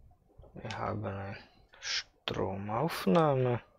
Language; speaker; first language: German; non-native, fluent; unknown